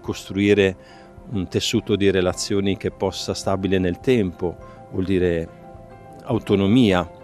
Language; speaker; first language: Italian; native; Italian